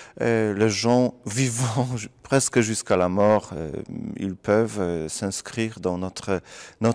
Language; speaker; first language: French; non-native, fluent; Polish